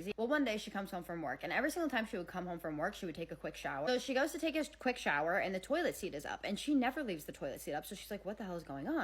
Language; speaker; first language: English; native; English